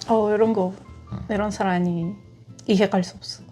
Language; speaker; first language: Korean; non-native, fluent; Russian